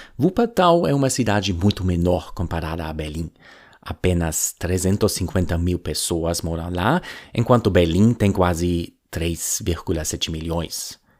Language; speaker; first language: Portuguese; non-native, fluent; German